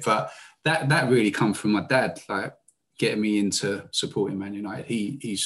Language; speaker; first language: English; native; English